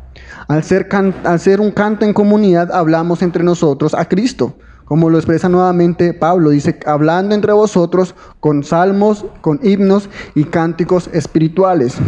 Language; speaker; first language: Spanish; native; Spanish